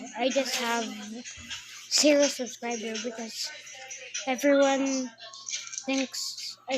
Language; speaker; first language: English; non-native, local second language; Filipino